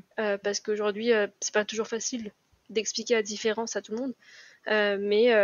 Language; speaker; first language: French; native; French